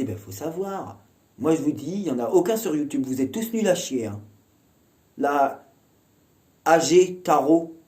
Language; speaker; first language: French; native; French